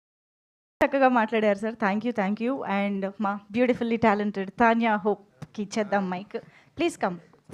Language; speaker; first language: Telugu; native; Telugu